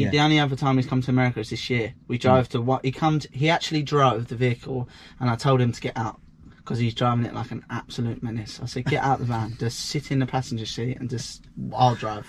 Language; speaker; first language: English; native; English